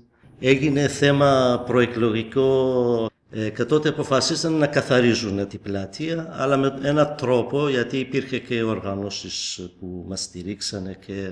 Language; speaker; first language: Greek; non-native, fluent; Kurdish